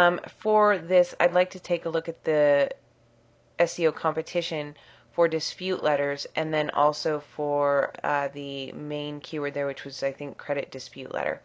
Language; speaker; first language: English; native; English